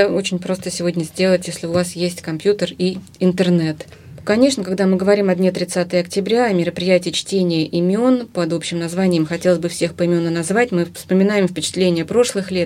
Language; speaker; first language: Russian; native; Russian